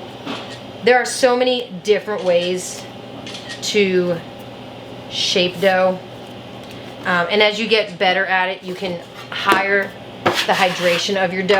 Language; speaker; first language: English; native; English